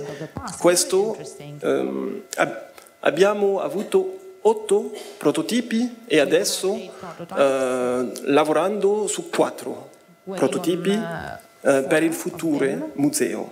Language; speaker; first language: Italian; non-native, fluent; French